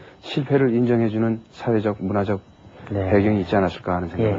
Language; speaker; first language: Korean; native; Korean